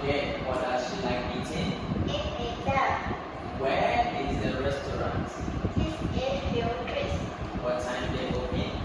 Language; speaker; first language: English; non-native, fluent; Vietnamese